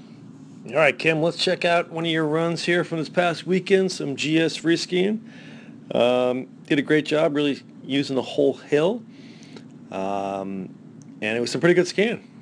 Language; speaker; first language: English; native; English